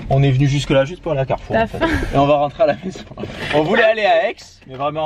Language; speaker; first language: French; native; French